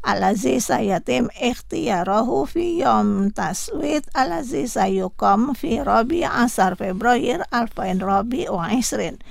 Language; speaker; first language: Arabic; non-native, fluent; Indonesian